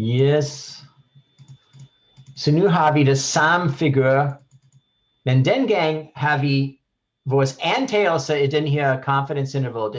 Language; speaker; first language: Danish; non-native, fluent; English